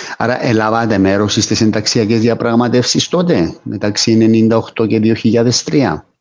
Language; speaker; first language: Greek; native; Greek